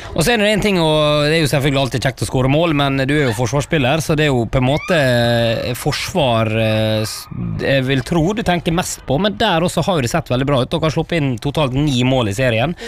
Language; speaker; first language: Norwegian; native; Norwegian